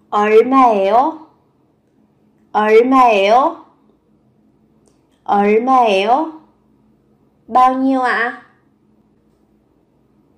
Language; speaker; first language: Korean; non-native, fluent; Vietnamese